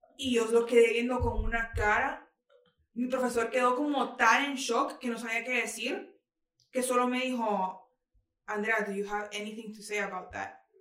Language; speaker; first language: Spanish; native; Spanish